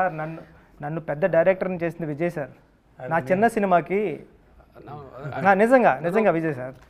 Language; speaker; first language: Telugu; native; Telugu